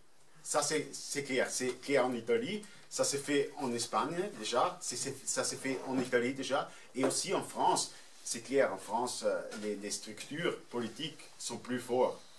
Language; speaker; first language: French; non-native, fluent; German